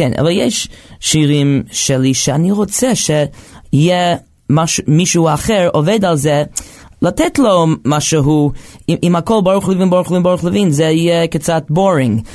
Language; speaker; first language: Hebrew; non-native, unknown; English